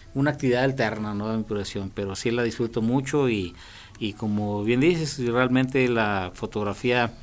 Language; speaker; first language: Spanish; native; Spanish